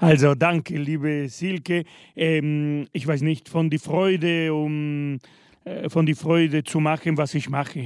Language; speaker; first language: German; non-native, fluent; Spanish